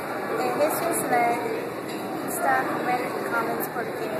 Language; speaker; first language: Spanish; non-native, learner; English